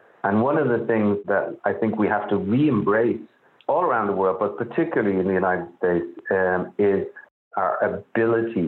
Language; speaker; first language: English; native; English